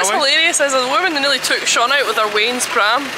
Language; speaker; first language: English; native; English